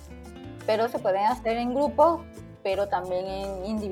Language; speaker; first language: Spanish; native; Spanish